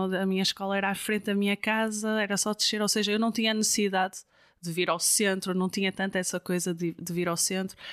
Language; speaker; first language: Portuguese; non-native, fluent; Dutch